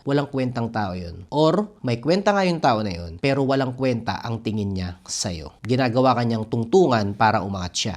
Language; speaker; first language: Filipino; native; Filipino